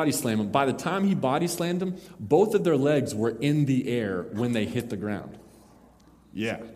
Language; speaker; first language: English; native; English